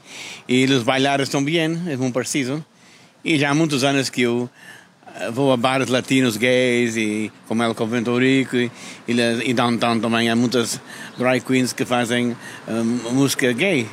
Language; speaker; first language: Spanish; non-native, learner; Portuguese